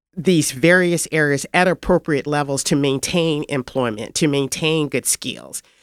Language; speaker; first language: English; native; English